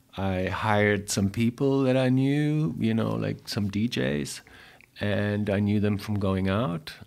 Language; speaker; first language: English; non-native, fluent; German